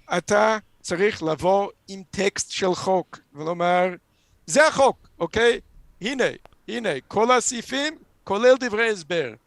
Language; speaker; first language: Hebrew; non-native, fluent; English